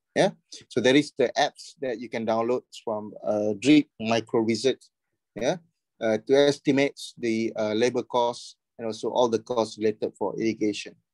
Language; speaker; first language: English; non-native, local second language; Malay